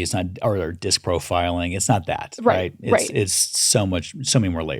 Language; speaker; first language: English; native; English